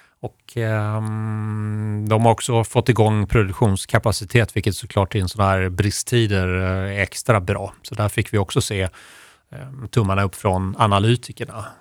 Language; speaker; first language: Swedish; native; Swedish